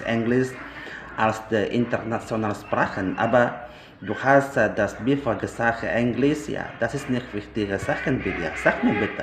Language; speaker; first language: German; non-native, learner; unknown